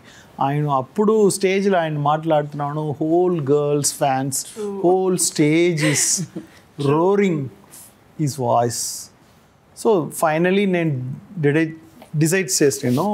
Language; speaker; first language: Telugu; non-native, learner; Tamil